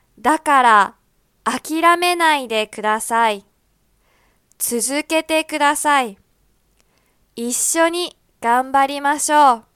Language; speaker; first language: Japanese; native; Japanese